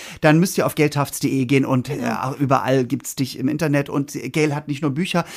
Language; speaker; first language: German; native; German